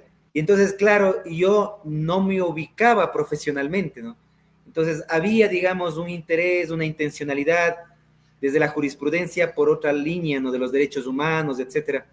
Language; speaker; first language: Spanish; native; Spanish